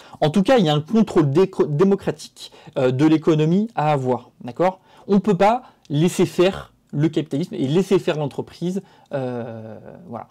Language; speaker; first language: French; native; French